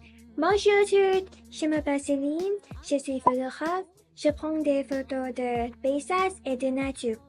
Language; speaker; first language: French; non-native, learner; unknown